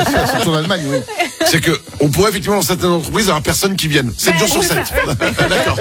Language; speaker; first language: French; native; French